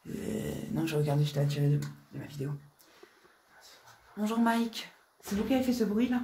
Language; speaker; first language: French; native; French